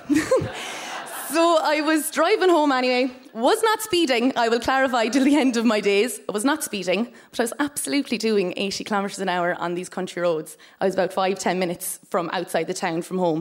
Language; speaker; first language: English; native; English